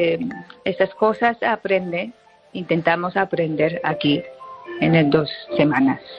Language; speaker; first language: Spanish; non-native, fluent; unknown